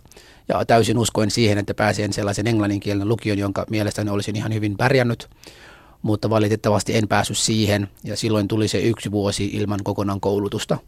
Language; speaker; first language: Finnish; non-native, fluent; Somali